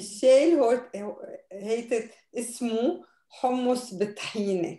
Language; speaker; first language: Dutch; non-native, fluent; Arabic